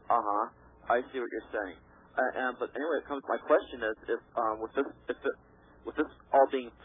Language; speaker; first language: English; native; English